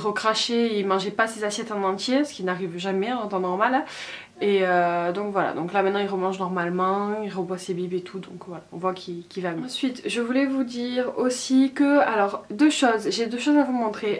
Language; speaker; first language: French; native; French